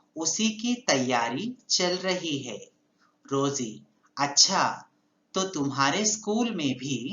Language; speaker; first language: Hindi; non-native, local second language; Telugu